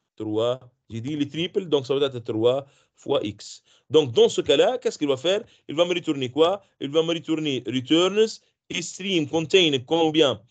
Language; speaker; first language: French; non-native, local second language; Arabic